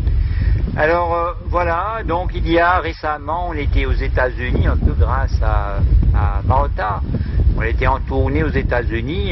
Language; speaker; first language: French; non-native, local second language; Morisyen